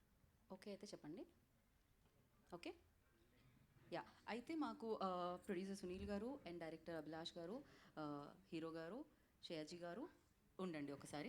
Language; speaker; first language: Telugu; native; Telugu